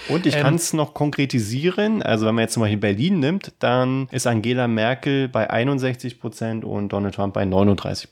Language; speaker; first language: German; native; German